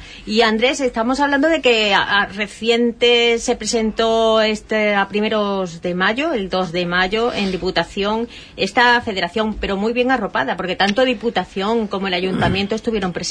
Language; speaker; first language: Spanish; native; Spanish